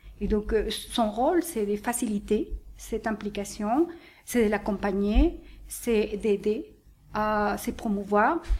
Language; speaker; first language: French; non-native, fluent; Spanish